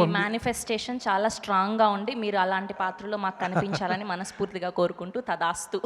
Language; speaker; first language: Telugu; native; Telugu